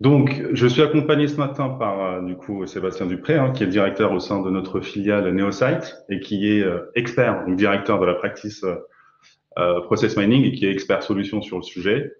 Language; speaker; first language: French; native; French